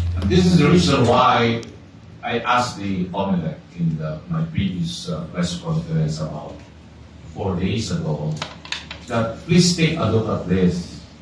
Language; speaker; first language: English; non-native, local second language; Filipino